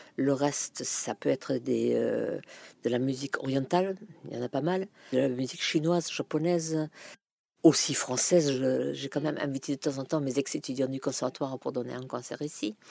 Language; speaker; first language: French; non-native, fluent; German